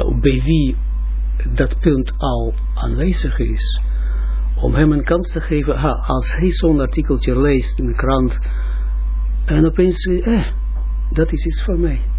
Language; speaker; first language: Dutch; non-native, fluent; Russian